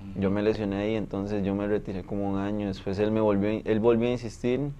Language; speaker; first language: Spanish; native; Spanish